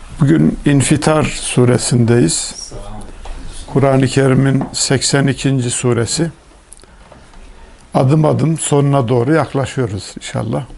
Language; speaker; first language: Turkish; native; Turkish